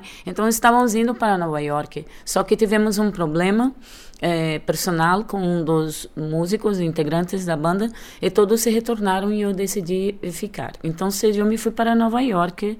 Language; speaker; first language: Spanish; non-native, learner; Portuguese